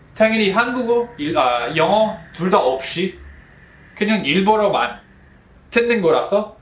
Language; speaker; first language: Korean; non-native, fluent; English